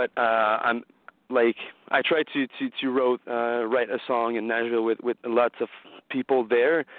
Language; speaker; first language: English; non-native, learner; French